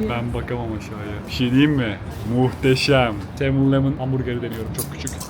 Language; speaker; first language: Turkish; native; Turkish